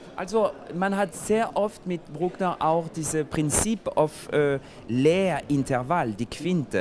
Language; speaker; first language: German; non-native, fluent; French